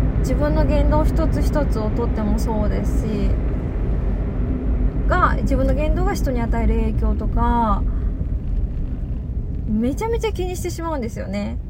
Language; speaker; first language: Japanese; native; Japanese